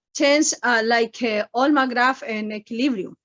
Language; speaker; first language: English; non-native, learner; Spanish